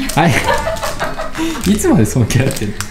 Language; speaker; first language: Japanese; native; Japanese